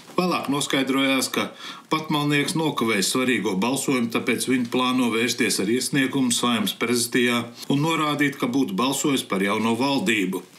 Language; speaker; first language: Latvian; early bilingual, heritage; Latvian